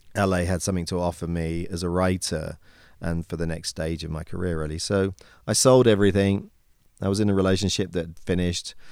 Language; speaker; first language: English; native; English